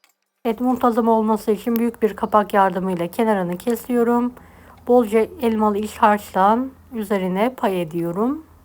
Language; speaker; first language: Turkish; native; Turkish